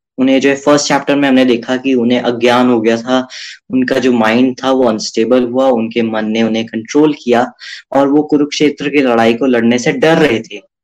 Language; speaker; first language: Hindi; native; Hindi